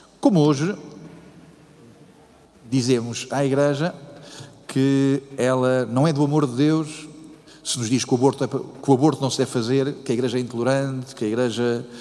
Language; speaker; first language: Portuguese; native; Portuguese